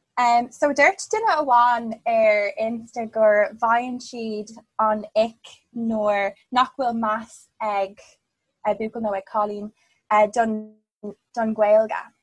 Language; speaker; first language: Irish; non-native, local second language; English